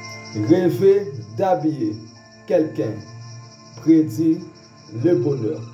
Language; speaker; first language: French; non-native, local second language; Haitian Creole